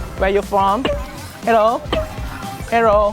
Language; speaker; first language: English; non-native, learner; Thai